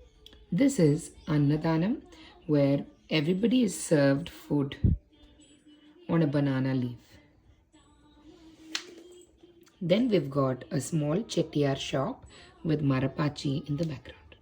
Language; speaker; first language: English; non-native, local second language; Tamil